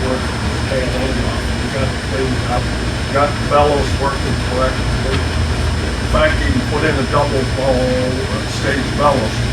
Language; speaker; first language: English; native; English